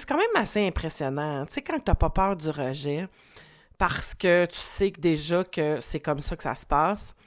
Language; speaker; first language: French; native; French